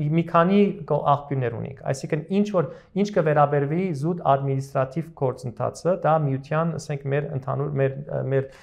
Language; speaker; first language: Armenian; early bilingual, heritage; Armenian